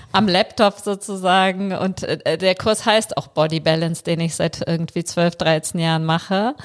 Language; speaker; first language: German; early bilingual, other home language; Bulgarian